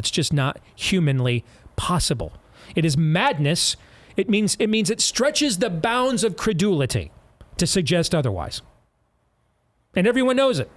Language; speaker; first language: English; native; English